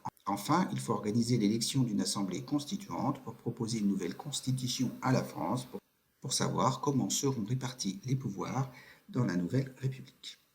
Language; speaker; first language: French; native; French